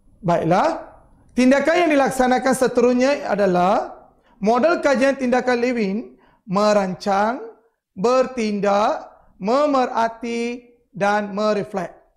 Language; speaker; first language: Malay; non-native, local second language; Tamil